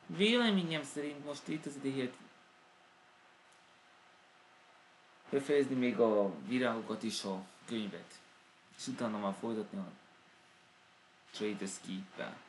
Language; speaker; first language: Hungarian; native; Hungarian